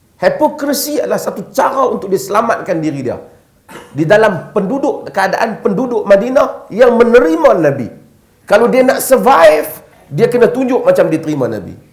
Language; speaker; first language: Malay; native; Malay